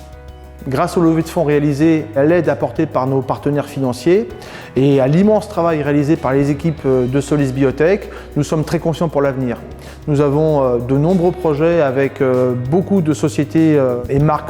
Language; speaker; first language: French; native; French